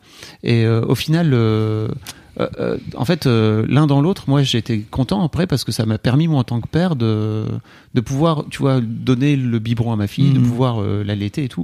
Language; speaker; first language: French; native; French